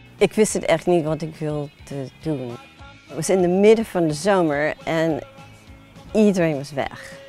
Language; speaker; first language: Dutch; non-native, fluent; English